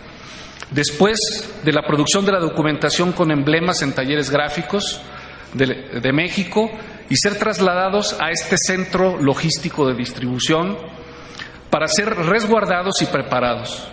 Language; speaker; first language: Spanish; native; Spanish